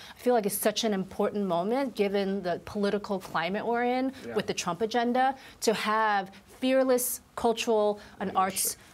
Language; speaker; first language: English; native; English